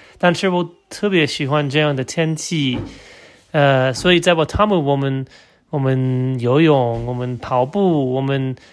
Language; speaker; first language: Chinese; non-native, learner; English